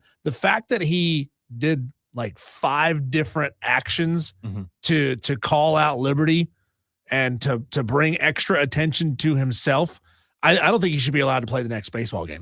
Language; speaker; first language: English; native; English